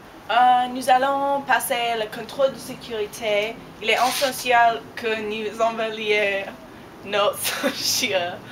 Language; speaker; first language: French; non-native, learner; English